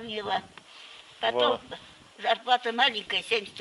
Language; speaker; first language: Russian; native; Russian